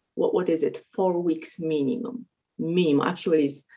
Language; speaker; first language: English; non-native, fluent; Polish